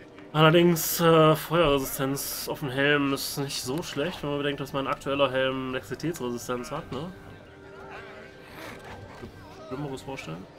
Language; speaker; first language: German; native; German